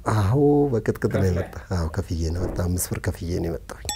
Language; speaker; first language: Amharic; early bilingual, other home language; Oromo